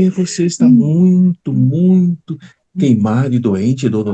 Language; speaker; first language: Portuguese; native; Portuguese